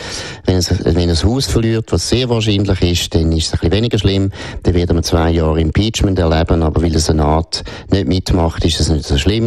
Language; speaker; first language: German; native; German